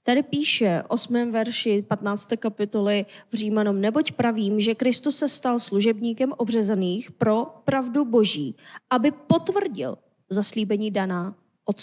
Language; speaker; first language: Czech; non-native, fluent; Korean